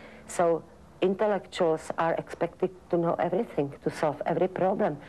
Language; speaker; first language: English; non-native, fluent; Czech